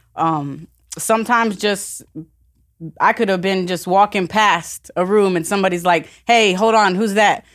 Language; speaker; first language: English; native; English